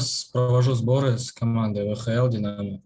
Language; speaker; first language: Russian; native; Russian